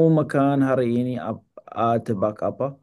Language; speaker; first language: Indonesian; non-native, learner; English